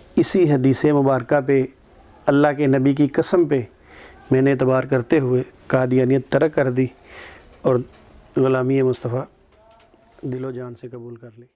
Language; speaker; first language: Urdu; native; Urdu